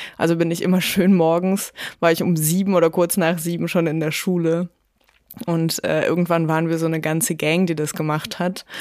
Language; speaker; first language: German; early bilingual, other home language; Russian